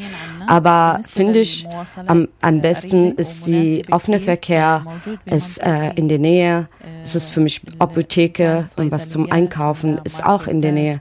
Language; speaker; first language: German; non-native, learner; Arabic